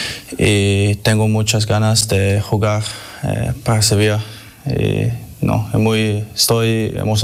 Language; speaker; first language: Spanish; non-native, learner; English